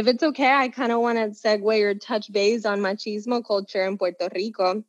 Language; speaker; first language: English; non-native, local second language; Spanish